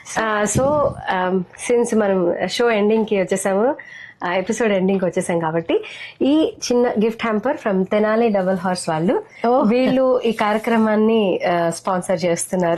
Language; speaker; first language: Telugu; native; Telugu